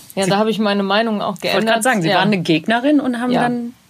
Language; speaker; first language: German; native; German